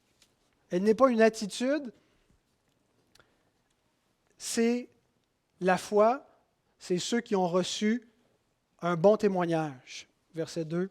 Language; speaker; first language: French; native; French